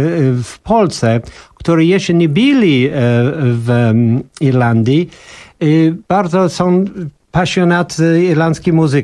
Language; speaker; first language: Polish; non-native, learner; English